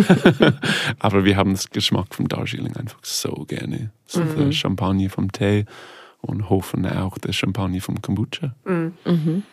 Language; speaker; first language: German; non-native, fluent; English